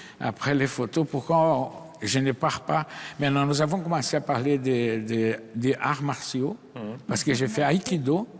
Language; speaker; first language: French; non-native, fluent; Portuguese